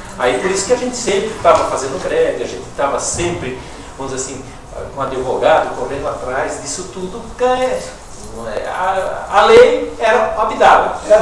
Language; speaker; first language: Portuguese; native; Portuguese